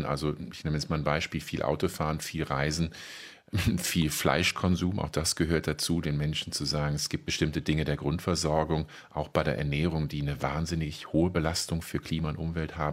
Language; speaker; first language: German; native; German